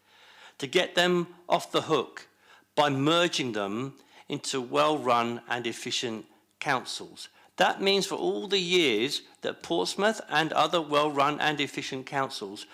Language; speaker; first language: English; native; English